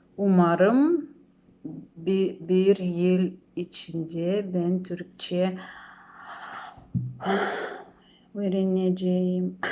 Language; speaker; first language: Turkish; non-native, learner; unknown